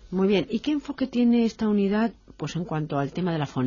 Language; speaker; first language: Spanish; native; Spanish